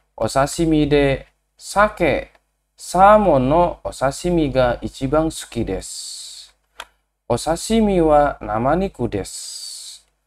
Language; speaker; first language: Japanese; non-native, fluent; Indonesian